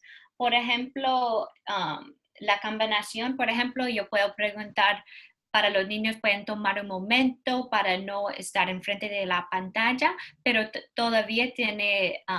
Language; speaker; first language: Spanish; non-native, learner; English